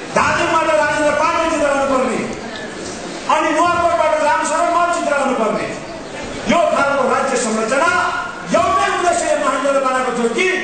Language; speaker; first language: Nepali; non-native, local second language; Sherpa